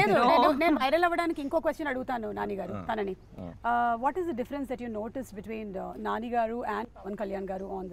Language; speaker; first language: Telugu; native; Telugu